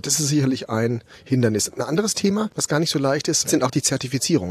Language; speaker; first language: German; native; German